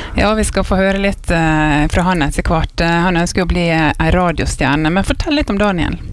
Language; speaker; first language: Norwegian; native; Norwegian